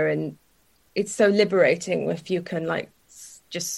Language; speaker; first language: English; native; English